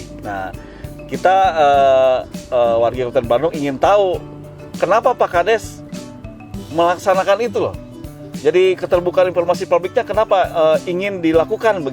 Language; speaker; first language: Indonesian; non-native, local second language; Sundanese